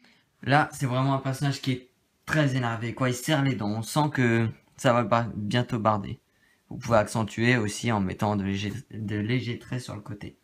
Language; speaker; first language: French; native; French